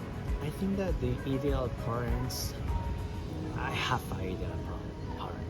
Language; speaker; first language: English; non-native, learner; Spanish